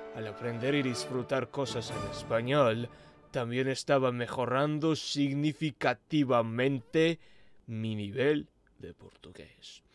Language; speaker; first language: Spanish; non-native, fluent; Russian